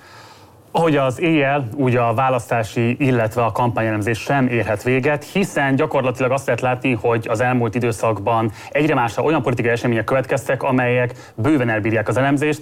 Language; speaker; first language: Hungarian; native; Hungarian